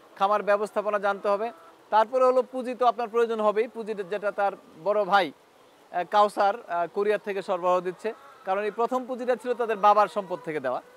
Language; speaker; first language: Bangla; native; Bangla